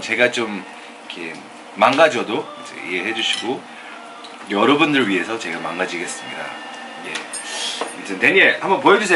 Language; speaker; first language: Korean; early bilingual, heritage; Korean